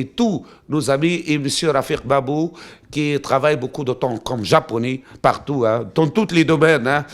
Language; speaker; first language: French; non-native, local second language; Arabic